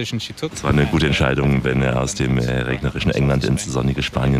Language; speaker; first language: German; native; German